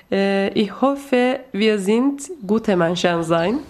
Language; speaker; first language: German; non-native, learner; Turkish